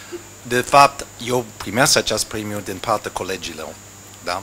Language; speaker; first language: Romanian; non-native, learner; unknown